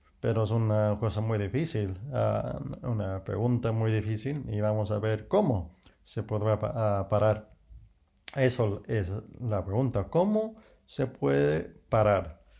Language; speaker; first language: Spanish; non-native, fluent; English